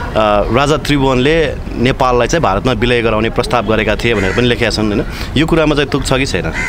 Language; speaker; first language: Nepali; native; Nepali